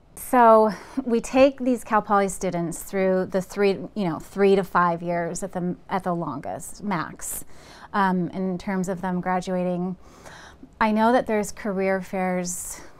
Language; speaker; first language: English; native; English